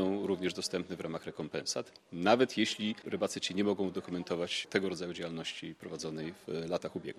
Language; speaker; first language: Polish; native; Polish